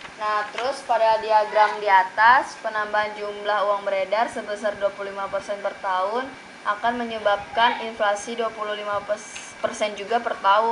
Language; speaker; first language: Indonesian; native; Indonesian